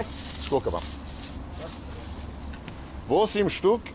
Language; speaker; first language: Russian; non-native, learner; English